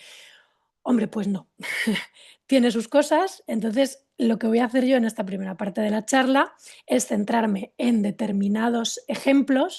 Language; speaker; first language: Spanish; native; Spanish